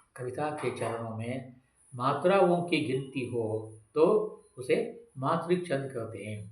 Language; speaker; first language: Hindi; non-native, local second language; Tamil